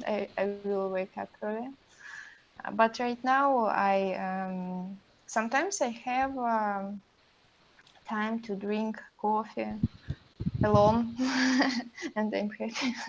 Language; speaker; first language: English; non-native, learner; Russian